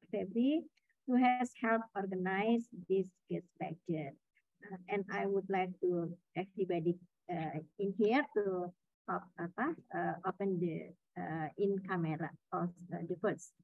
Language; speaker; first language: English; non-native, fluent; Indonesian